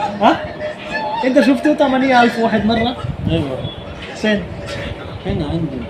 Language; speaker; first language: Arabic; non-native, learner; Bangla